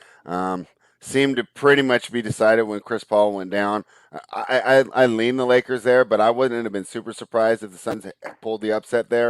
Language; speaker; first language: English; native; English